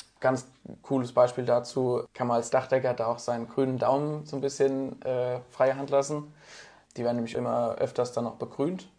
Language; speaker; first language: German; native; German